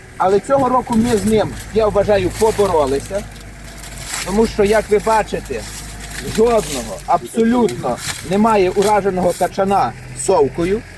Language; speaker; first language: Ukrainian; native; Ukrainian